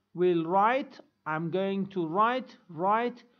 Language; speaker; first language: English; non-native, fluent; Persian